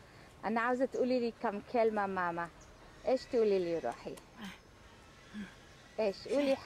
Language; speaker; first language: Arabic; native; Arabic